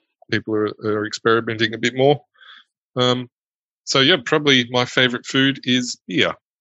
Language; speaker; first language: English; early bilingual, other home language; German